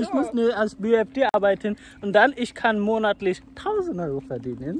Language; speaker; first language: German; non-native, learner; Bangla